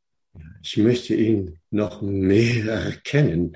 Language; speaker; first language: German; non-native, fluent; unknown